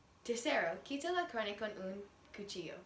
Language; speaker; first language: Spanish; non-native, learner; English